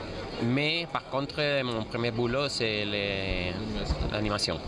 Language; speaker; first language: French; non-native, fluent; Spanish